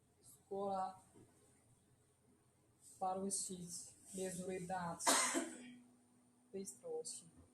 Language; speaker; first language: Russian; non-native, learner; Chinese